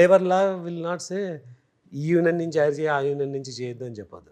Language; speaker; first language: Telugu; native; Telugu